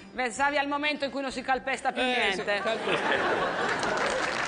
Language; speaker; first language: Italian; native; Italian